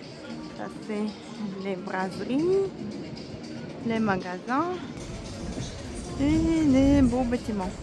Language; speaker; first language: French; non-native, fluent; Russian